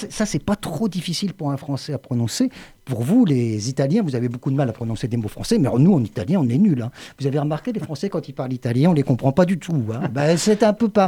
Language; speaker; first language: French; native; French